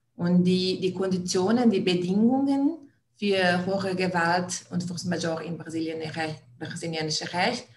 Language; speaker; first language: German; non-native, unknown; Portuguese